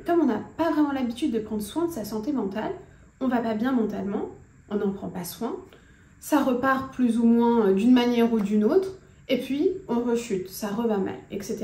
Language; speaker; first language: French; native; French